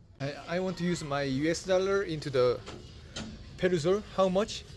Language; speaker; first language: English; non-native, learner; Korean